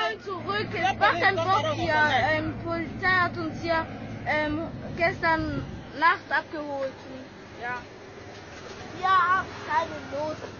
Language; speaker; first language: German; early bilingual, other home language; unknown